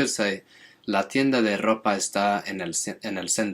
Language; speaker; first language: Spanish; non-native, fluent; English